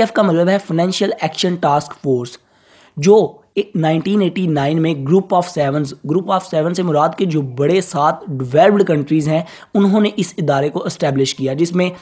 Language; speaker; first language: Urdu; native; Urdu